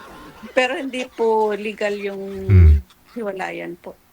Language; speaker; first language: Filipino; non-native, local second language; Iloko